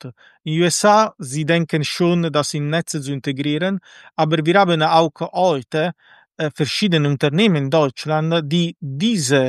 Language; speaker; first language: German; non-native, fluent; Italian